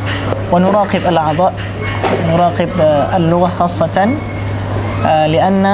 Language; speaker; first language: Arabic; non-native, fluent; Indonesian